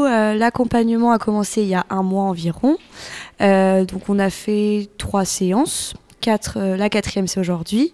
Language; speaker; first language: French; native; French